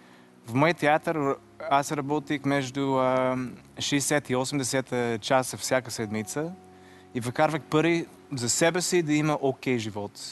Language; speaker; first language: Bulgarian; non-native, learner; English